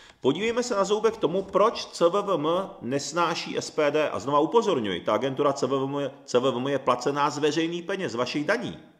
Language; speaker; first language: Czech; early bilingual, other home language; Japanese